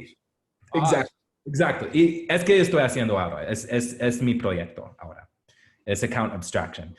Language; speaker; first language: Spanish; non-native, learner; English